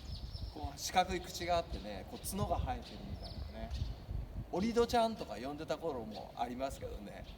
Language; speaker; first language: Japanese; native; Japanese